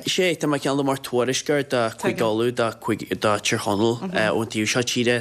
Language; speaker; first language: Irish; native; Irish